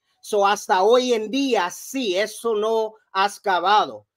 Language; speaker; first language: Spanish; early bilingual, heritage; Spanish